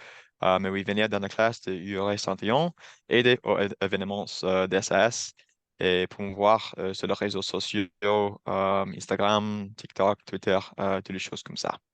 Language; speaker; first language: French; non-native, learner; English